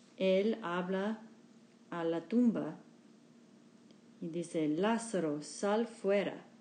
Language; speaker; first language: Spanish; non-native, learner; English